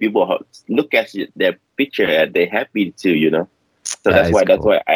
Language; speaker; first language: English; non-native, learner; Vietnamese